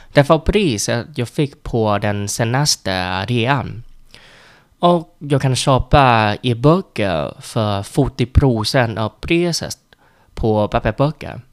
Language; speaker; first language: Swedish; non-native, learner; Vietnamese